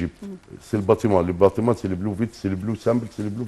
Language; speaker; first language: French; non-native, fluent; Arabic